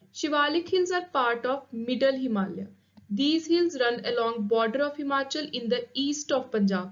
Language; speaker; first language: English; non-native, local second language; Punjabi